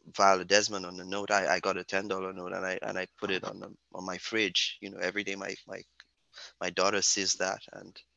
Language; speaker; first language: English; non-native, local second language; Yoruba